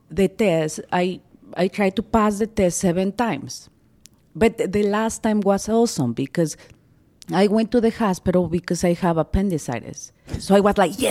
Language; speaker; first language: English; non-native, fluent; Spanish